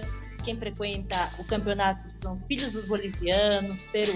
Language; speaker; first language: Portuguese; early bilingual, other home language; Spanish